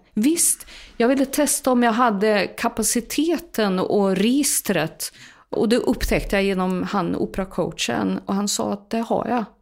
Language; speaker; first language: Swedish; native; Swedish